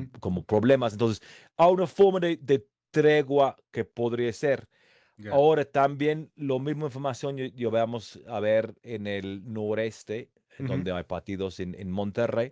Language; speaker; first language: Spanish; non-native, fluent; English